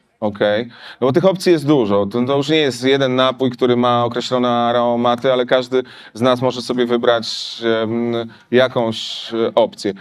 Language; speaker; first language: Polish; native; Polish